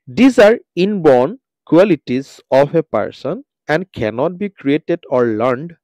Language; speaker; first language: English; non-native, local second language; Assamese